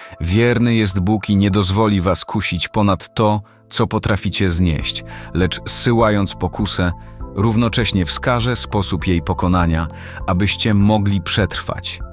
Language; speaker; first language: Polish; native; Polish